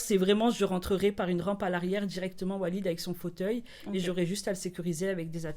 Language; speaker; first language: French; native; French